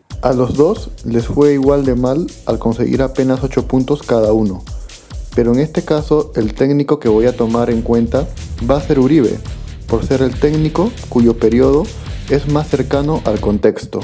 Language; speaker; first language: Spanish; native; Spanish